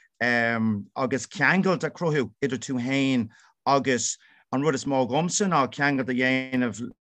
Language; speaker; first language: Irish; non-native, local second language; English